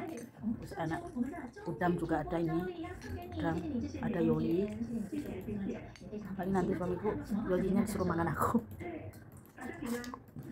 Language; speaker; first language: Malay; non-native, local second language; Javanese